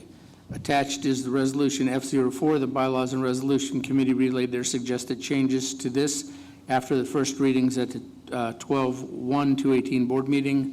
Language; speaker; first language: English; native; English